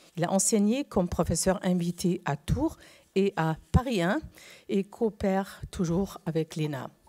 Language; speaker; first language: French; non-native, fluent; German